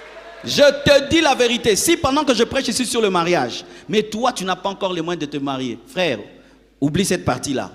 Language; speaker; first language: French; non-native, local second language; Lingala